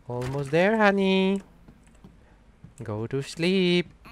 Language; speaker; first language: English; non-native, local second language; Chinese